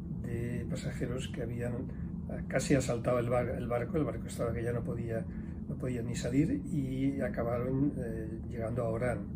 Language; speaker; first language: Spanish; native; Spanish